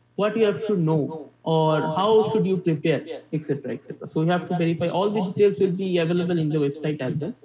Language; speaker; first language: English; non-native, local second language; Bangla